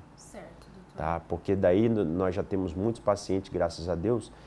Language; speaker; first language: Portuguese; native; Portuguese